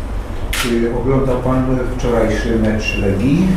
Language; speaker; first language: Polish; native; Polish